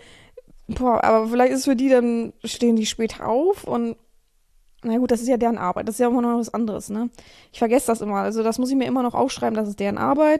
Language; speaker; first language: German; native; German